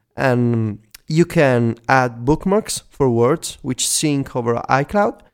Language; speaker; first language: English; non-native, fluent; Italian